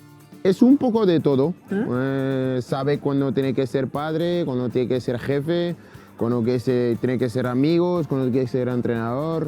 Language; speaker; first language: Spanish; non-native, fluent; French